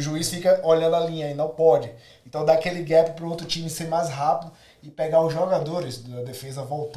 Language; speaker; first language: Portuguese; native; Portuguese